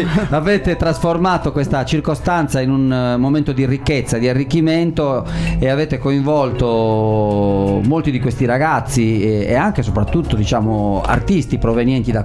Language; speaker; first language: Italian; native; Italian